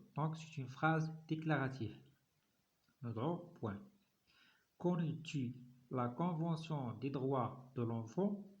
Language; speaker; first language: French; non-native, local second language; Arabic